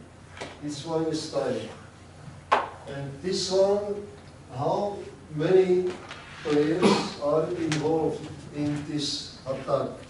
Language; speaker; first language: English; non-native, learner; Czech